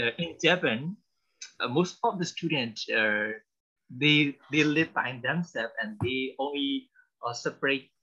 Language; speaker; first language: English; non-native, learner; Burmese